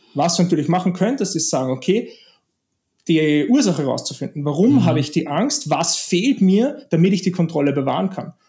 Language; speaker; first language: German; native; German